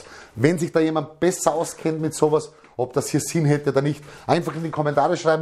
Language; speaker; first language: German; native; German